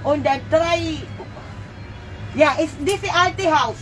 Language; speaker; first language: German; non-native, learner; Filipino